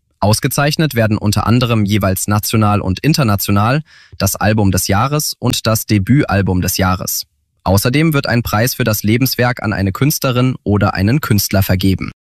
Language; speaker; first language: German; native; German